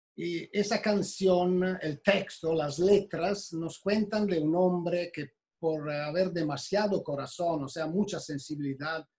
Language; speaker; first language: Spanish; non-native, fluent; Italian